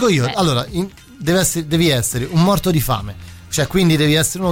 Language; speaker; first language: Italian; native; Italian